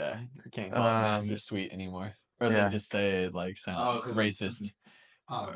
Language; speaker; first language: English; native; English